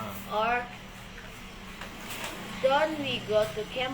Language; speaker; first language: English; non-native, learner; Indonesian